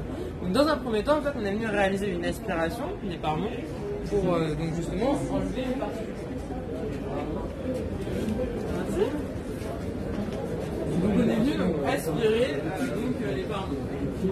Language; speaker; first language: French; native; French